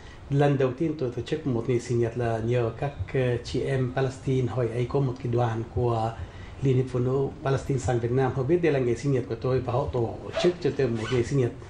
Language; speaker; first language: Vietnamese; non-native, fluent; Arabic